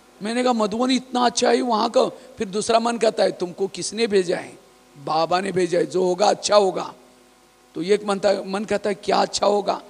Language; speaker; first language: Hindi; non-native, local second language; Marathi